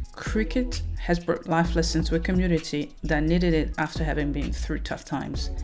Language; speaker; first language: English; non-native, fluent; Rundi